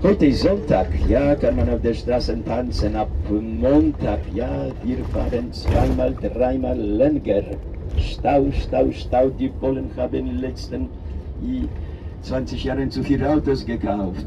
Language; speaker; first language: German; non-native, fluent; Polish